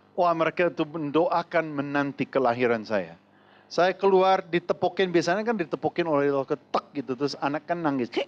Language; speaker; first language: Indonesian; non-native, fluent; English